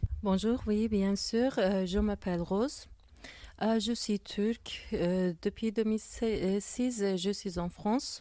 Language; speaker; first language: French; non-native, fluent; Turkish